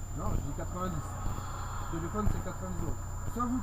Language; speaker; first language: French; native; French